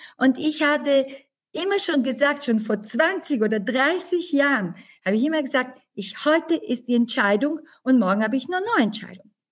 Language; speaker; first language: German; non-native, fluent; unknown